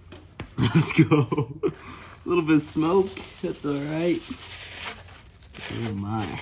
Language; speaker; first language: English; native; English